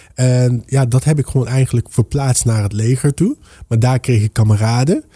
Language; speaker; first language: Dutch; early bilingual, other home language; Papiamento